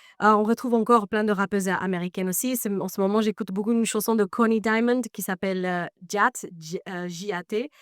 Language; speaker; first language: French; non-native, fluent; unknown